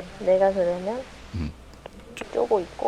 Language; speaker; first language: Korean; native; Korean